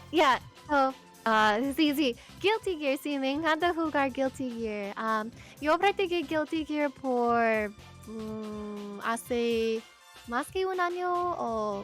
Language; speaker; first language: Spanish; non-native, learner; English